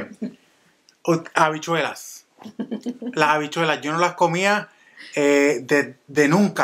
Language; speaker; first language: Spanish; native; Spanish